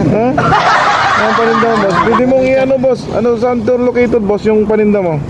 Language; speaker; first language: Filipino; native; Filipino